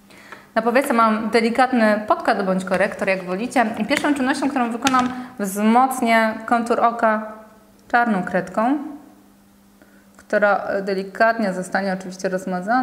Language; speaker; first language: Polish; native; Polish